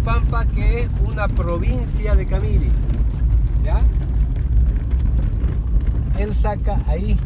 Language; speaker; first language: Spanish; native; Spanish